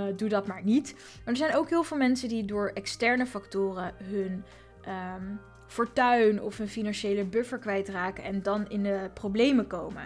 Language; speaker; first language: Dutch; native; Dutch